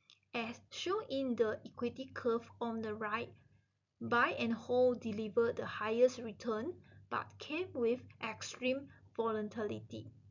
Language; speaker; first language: English; non-native, local second language; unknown